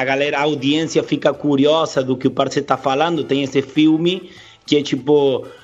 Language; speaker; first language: Portuguese; non-native, fluent; Spanish